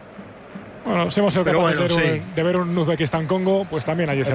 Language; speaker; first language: Spanish; native; Spanish